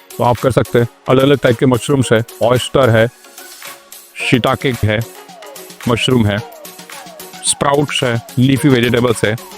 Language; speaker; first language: Hindi; non-native, local second language; Marathi